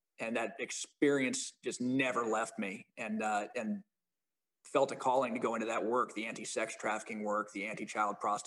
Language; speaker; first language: English; native; English